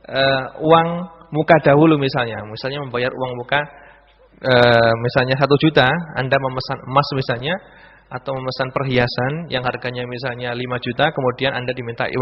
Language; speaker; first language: Indonesian; native; Indonesian